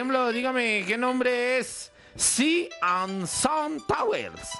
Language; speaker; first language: Spanish; native; Spanish